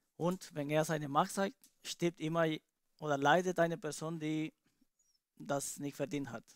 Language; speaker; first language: German; non-native, fluent; Spanish